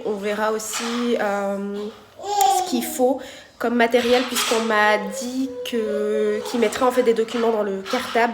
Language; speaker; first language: French; native; French